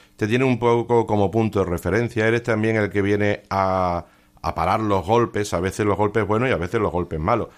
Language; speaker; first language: Spanish; native; Spanish